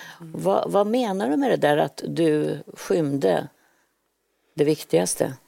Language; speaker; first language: Swedish; native; Swedish